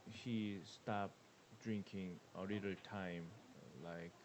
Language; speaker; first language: English; non-native, learner; Korean